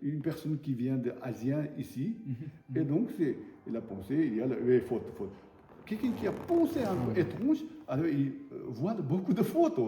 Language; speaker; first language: French; non-native, learner; Tibetan